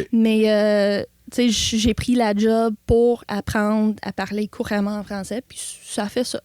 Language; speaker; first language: French; non-native, local second language; English